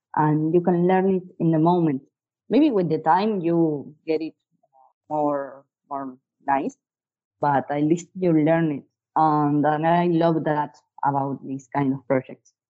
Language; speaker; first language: English; non-native, fluent; Spanish